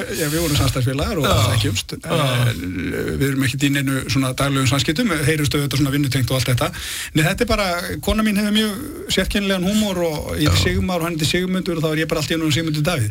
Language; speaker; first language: Icelandic; native; Icelandic